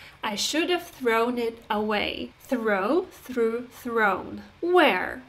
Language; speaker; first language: English; non-native, fluent; Russian